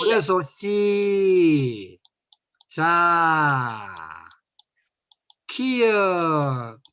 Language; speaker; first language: Spanish; non-native, learner; Korean